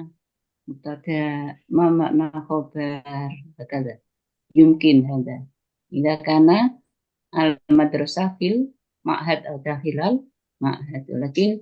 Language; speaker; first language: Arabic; non-native, local second language; Indonesian